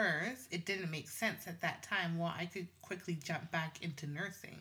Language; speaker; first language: English; non-native, local second language; Swahili